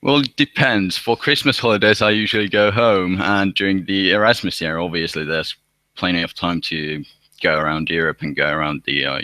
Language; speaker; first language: English; non-native, fluent; Finnish